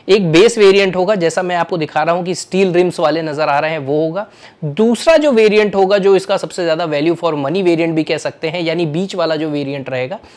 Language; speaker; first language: Hindi; native; Hindi